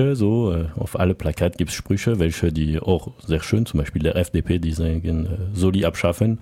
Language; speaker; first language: German; non-native, learner; French